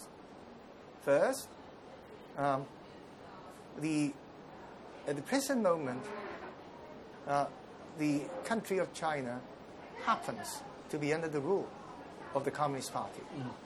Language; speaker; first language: English; non-native, local second language; Cantonese